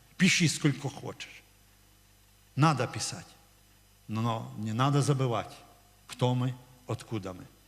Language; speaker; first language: Russian; non-native, local second language; Ukrainian